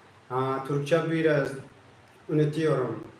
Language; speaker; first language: Turkish; non-native, learner; Tajik